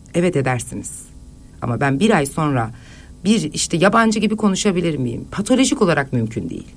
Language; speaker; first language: Turkish; native; Turkish